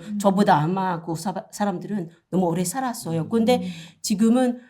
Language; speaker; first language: Korean; non-native, learner; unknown